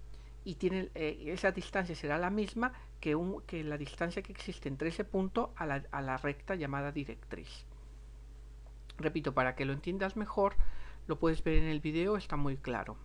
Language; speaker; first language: Spanish; native; Spanish